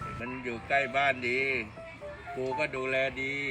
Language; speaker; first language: Thai; native; Thai